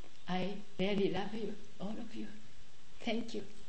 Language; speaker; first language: English; non-native, fluent; Japanese